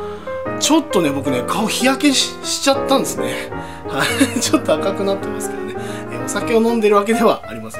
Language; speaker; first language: Japanese; native; Japanese